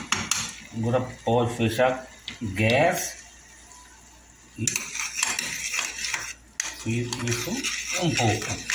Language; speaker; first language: Portuguese; non-native, learner; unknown